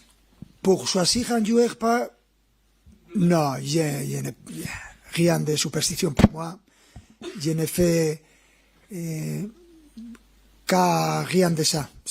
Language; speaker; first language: French; non-native, fluent; Spanish